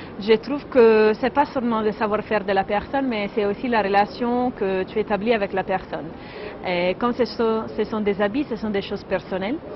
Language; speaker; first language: French; non-native, fluent; Italian